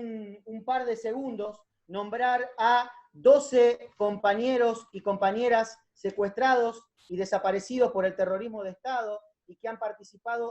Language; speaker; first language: Spanish; native; Spanish